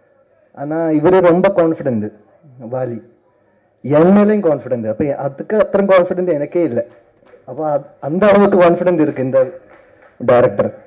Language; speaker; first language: Tamil; non-native, learner; Malayalam